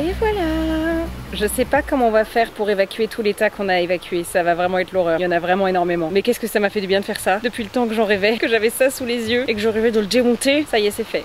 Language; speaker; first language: French; native; French